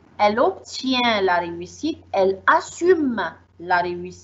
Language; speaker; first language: French; non-native, fluent; Arabic